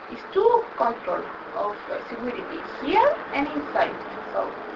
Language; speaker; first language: English; non-native, learner; Spanish